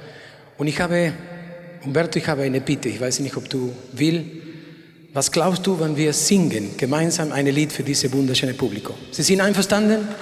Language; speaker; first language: German; non-native, learner; Spanish